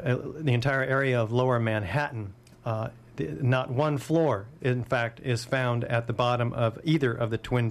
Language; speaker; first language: English; native; English